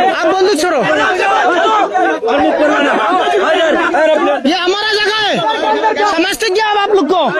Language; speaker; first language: Hindi; non-native, learner; Bangla